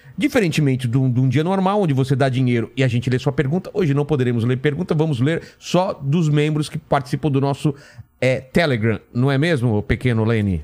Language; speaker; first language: Portuguese; native; Portuguese